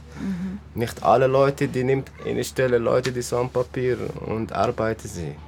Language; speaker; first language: German; non-native, learner; Arabic